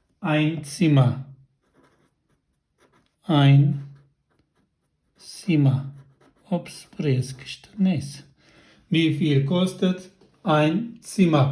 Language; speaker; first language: German; non-native, fluent; Turkish